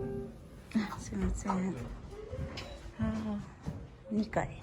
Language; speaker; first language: Japanese; non-native, fluent; Cebuano